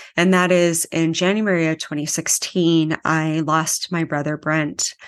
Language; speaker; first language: English; native; English